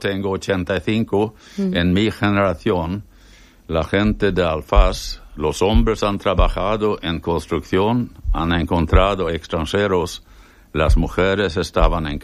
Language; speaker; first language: Spanish; non-native, fluent; Swedish